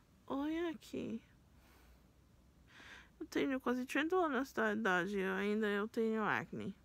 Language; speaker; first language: Portuguese; non-native, learner; English